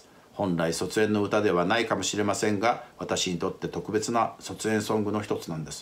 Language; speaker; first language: Japanese; native; Japanese